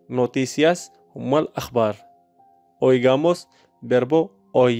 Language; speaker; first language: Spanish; non-native, learner; Arabic